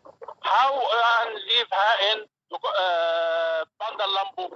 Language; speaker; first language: English; non-native, learner; Arabic